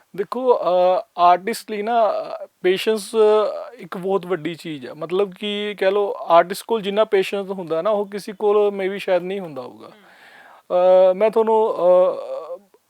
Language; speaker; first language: Punjabi; native; Punjabi